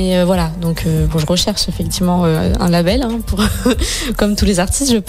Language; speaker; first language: French; native; French